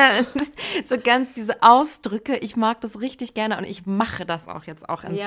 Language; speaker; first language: German; early bilingual, other home language; Persian